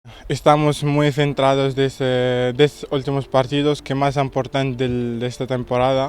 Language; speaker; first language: Spanish; non-native, learner; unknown